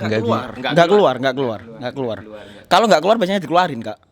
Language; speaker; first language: Indonesian; non-native, local second language; Javanese